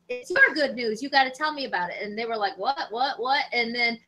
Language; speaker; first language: English; native; English